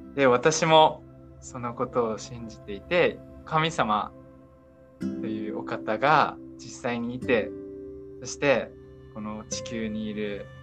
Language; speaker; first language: Japanese; native; Japanese